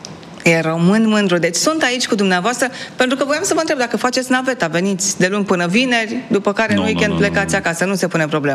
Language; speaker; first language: Romanian; native; Romanian